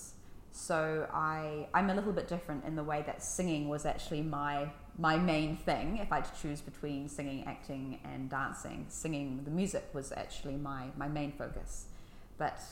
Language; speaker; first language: English; native; English